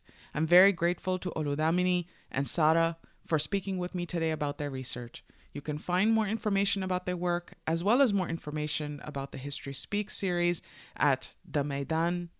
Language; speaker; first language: English; non-native, local second language; Urdu